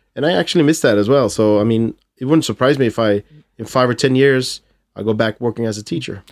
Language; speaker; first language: English; non-native, fluent; Swedish